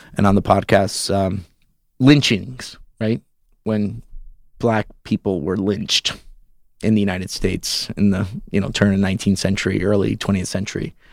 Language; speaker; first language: English; early bilingual, heritage; English